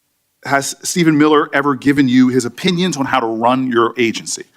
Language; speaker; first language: English; native; English